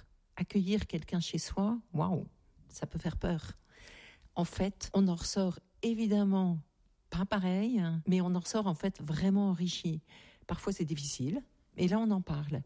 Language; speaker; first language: French; native; French